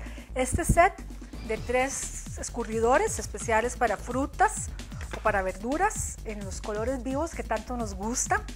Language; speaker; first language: Spanish; native; Spanish